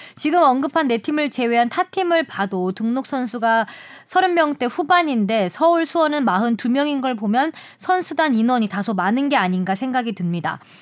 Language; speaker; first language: Korean; native; Korean